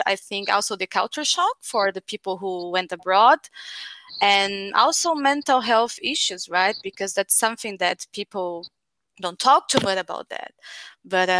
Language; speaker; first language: English; non-native, fluent; Portuguese